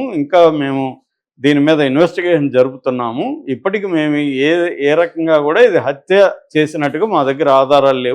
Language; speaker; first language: Telugu; native; Telugu